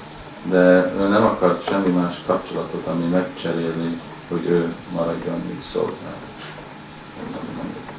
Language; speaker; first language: Hungarian; early bilingual, heritage; Hungarian